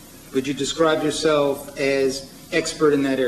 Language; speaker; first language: English; native; English